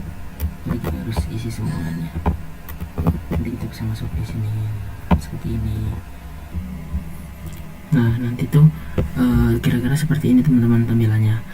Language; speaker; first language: Indonesian; native; Indonesian